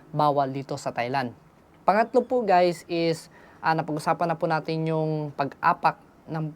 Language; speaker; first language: Filipino; non-native, local second language; Cebuano